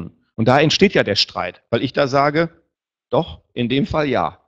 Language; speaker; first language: German; native; German